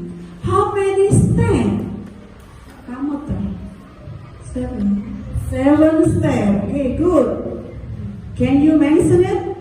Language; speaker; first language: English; non-native, learner; Indonesian